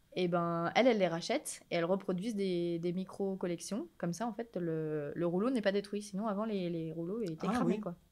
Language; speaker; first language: French; native; French